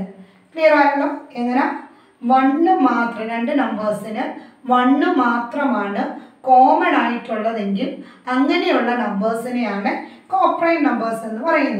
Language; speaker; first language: Malayalam; native; Malayalam